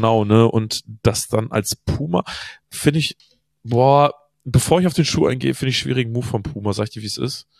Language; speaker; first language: German; native; German